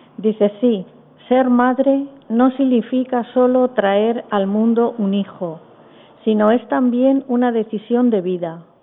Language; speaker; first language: Spanish; native; Spanish